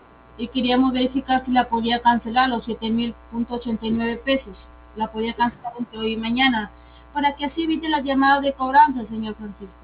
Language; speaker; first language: Spanish; native; Spanish